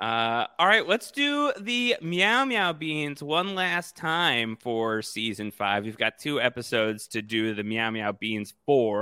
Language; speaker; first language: English; native; English